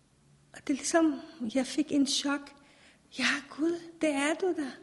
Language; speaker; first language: Danish; non-native, fluent; Persian